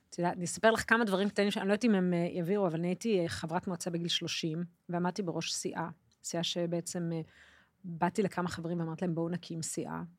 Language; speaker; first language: Hebrew; early bilingual, other home language; English